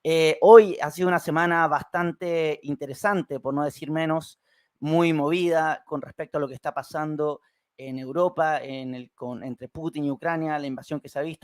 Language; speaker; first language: Spanish; native; Spanish